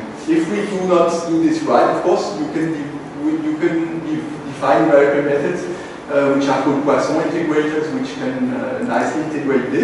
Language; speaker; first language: English; non-native, fluent; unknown